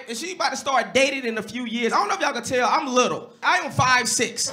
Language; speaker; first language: English; native; English